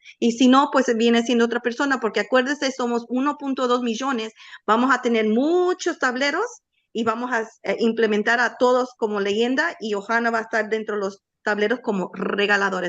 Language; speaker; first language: Spanish; native; Spanish